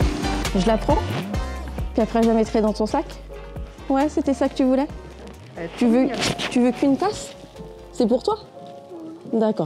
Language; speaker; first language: French; native; French